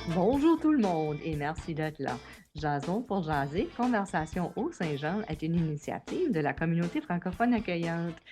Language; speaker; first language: French; native; French